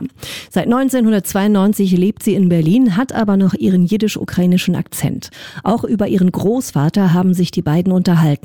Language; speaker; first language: German; native; German